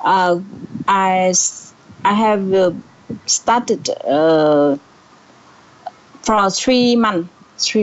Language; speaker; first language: English; non-native, learner; Vietnamese